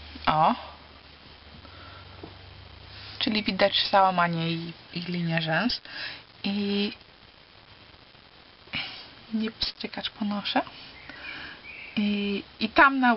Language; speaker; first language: Polish; early bilingual, heritage; Polish